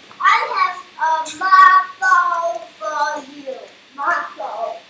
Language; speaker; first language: English; non-native, learner; Chinese